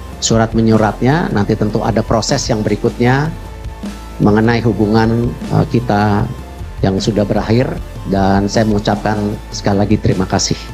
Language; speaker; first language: Indonesian; native; Indonesian